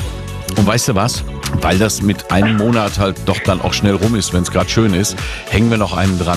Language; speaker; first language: German; native; German